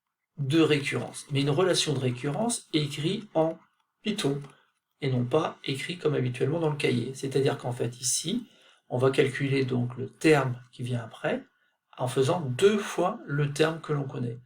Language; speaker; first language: French; native; French